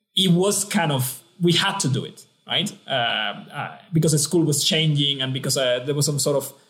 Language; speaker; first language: English; non-native, fluent; Spanish